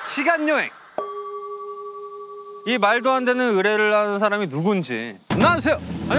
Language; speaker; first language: Korean; native; Korean